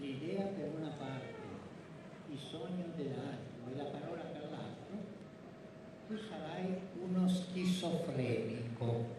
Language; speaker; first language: Italian; non-native, fluent; Spanish